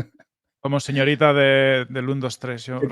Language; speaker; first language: Spanish; native; Spanish